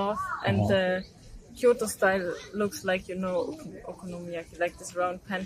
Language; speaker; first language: English; non-native, fluent; German